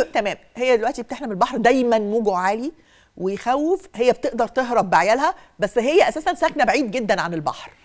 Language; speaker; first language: Egyptian Arabic; native; Egyptian Arabic